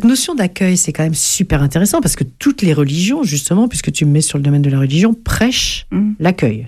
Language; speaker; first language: French; native; French